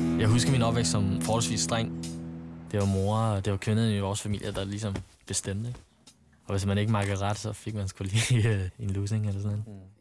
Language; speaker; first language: Danish; early bilingual, other home language; Vietnamese